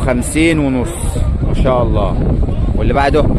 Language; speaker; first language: Arabic; native; Arabic